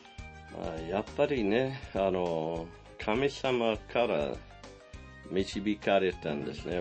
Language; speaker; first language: Japanese; non-native, fluent; English